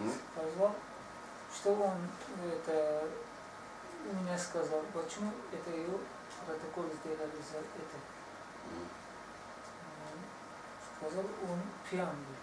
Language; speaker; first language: Russian; non-native, learner; Tajik